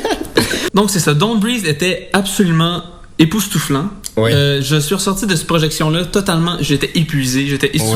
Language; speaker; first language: French; native; French